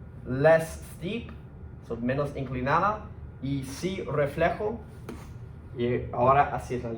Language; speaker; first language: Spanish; early bilingual, heritage; Spanish